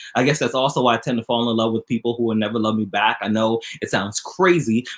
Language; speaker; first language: English; native; English